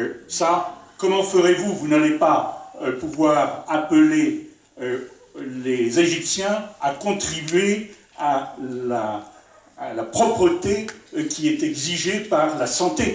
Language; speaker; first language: French; native; French